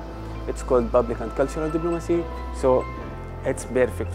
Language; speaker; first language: English; non-native, learner; Arabic